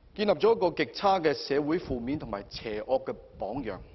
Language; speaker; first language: Cantonese; native; Cantonese